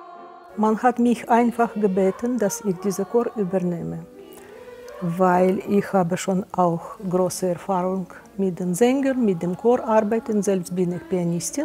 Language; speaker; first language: German; non-native, fluent; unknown